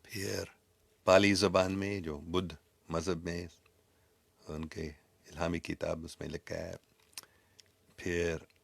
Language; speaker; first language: Hindi; non-native, local second language; English